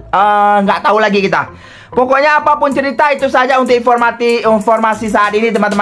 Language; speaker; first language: Indonesian; native; Indonesian